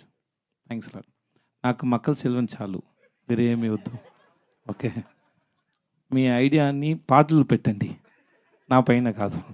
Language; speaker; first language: Telugu; non-native, learner; Tamil